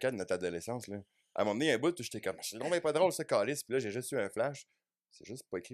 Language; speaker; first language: French; native; French